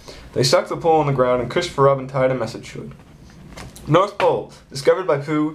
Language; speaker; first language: English; native; English